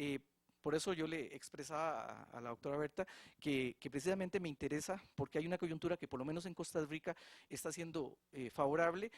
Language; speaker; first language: Spanish; native; Spanish